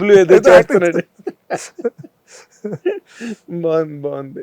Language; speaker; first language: Telugu; native; Telugu